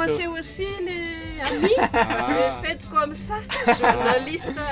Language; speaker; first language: French; non-native, local second language; Malagasy